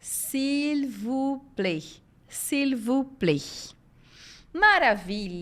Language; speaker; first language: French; non-native, fluent; Portuguese